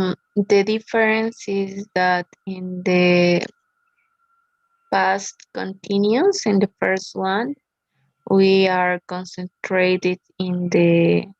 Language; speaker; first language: English; non-native, learner; Spanish